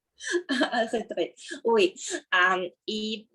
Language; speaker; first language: French; non-native, learner; Russian